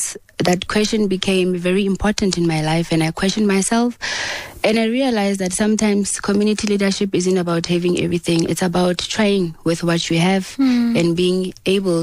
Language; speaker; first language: English; non-native, local second language; Southern Sotho